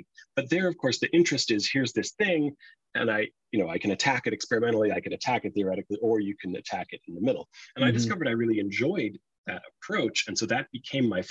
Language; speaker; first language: English; native; English